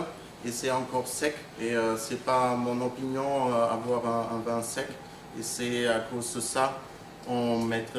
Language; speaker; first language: French; non-native, fluent; German